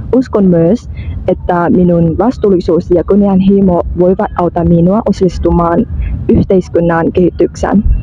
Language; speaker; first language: Finnish; non-native, learner; Vietnamese